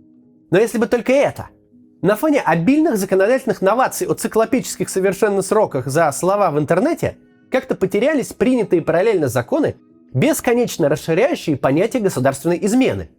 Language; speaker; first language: Russian; native; Russian